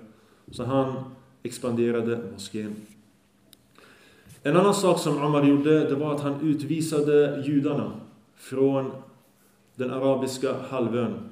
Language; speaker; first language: Swedish; early bilingual, other home language; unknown